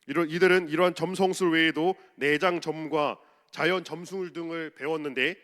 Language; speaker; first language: Korean; native; Korean